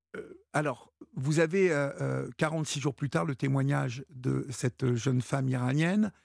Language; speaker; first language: French; native; French